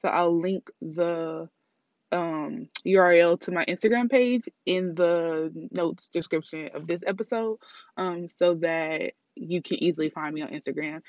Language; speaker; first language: English; native; English